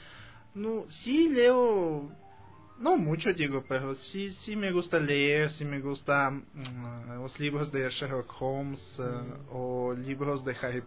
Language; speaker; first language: Spanish; non-native, fluent; Russian